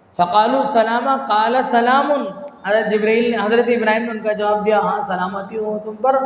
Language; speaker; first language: Urdu; native; Urdu